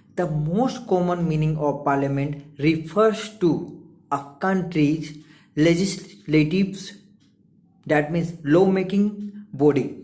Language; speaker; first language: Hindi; native; Hindi